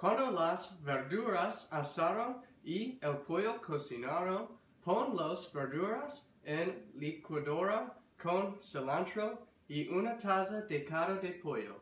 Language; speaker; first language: Spanish; non-native, learner; English